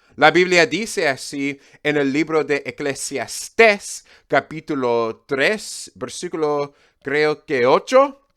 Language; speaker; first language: Spanish; non-native, fluent; English